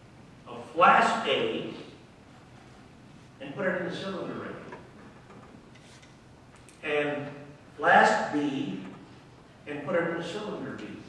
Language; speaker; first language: English; native; English